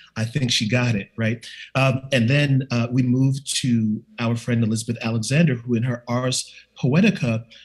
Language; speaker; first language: English; native; English